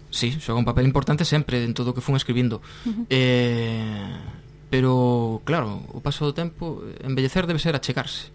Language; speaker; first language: Galician; non-native, local second language; Spanish